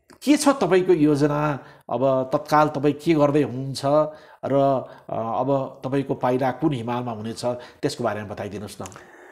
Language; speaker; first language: Nepali; native; Nepali